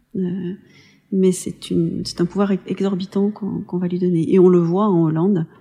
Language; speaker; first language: French; native; French